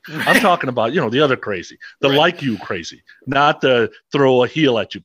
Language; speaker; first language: English; native; English